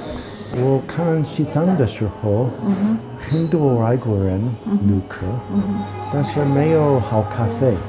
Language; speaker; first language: Chinese; non-native, learner; English